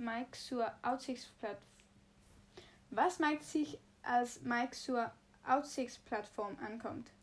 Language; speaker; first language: German; non-native, learner; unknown